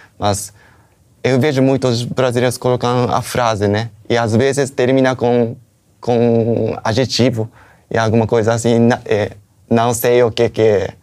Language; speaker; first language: Portuguese; non-native, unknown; Japanese